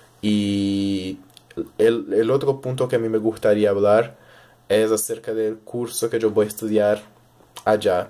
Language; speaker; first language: Spanish; early bilingual, heritage; Portuguese